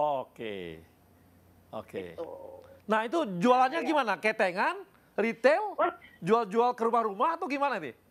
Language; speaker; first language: Indonesian; native; Indonesian